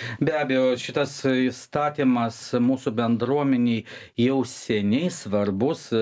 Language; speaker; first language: Lithuanian; non-native, local second language; Russian